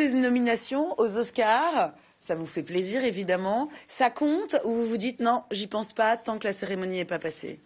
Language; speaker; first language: French; native; French